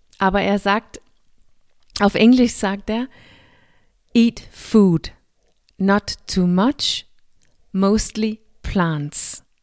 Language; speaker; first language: German; non-native, fluent; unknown